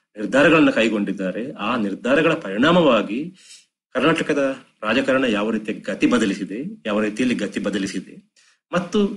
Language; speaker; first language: Kannada; native; Kannada